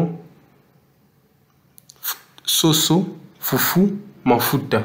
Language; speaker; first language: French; non-native, local second language; Lingala